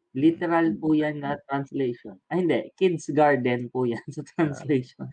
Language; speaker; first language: Filipino; native; Filipino